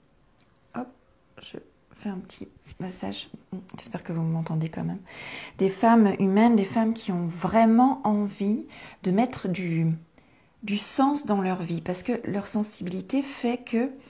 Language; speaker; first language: French; native; French